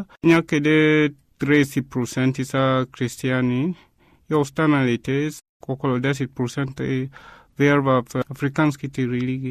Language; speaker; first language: Bulgarian; non-native, fluent; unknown